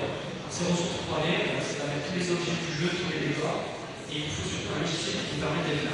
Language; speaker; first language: French; native; French